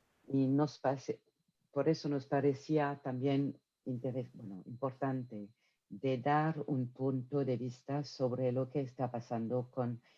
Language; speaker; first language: Spanish; non-native, fluent; French